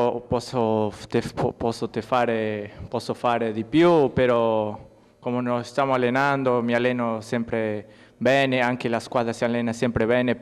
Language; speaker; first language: Italian; non-native, learner; Spanish